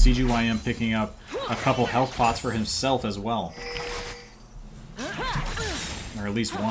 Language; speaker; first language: English; native; English